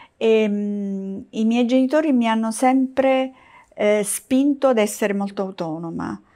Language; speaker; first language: Italian; native; Italian